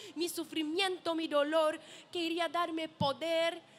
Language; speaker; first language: Spanish; non-native, learner; Portuguese